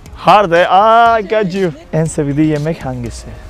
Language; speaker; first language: Turkish; non-native, learner; Spanish